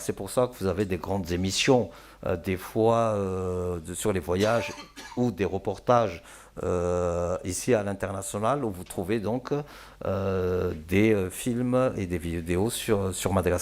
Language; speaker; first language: French; non-native, local second language; Malagasy